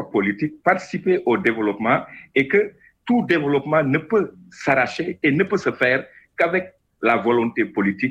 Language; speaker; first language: French; non-native, local second language; Wolof